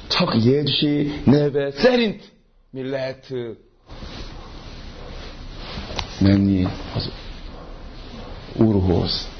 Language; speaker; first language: Hungarian; non-native, learner; Korean